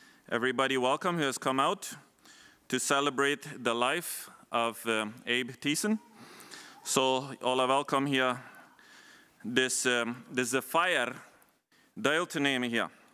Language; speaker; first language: English; non-native, fluent; Plautdietsch